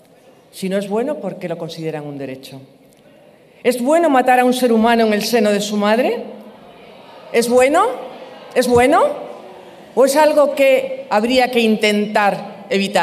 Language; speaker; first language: Spanish; native; Spanish